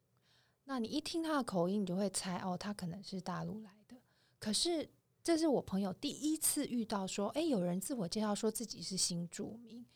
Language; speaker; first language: Chinese; native; Chinese